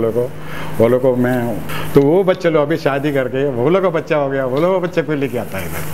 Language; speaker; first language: Hindi; non-native, local second language; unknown